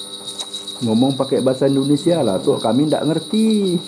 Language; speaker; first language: Indonesian; native; Indonesian